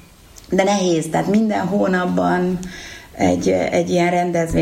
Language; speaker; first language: Hungarian; native; Hungarian